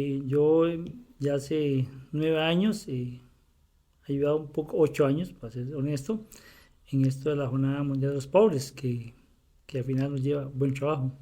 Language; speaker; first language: Spanish; native; Spanish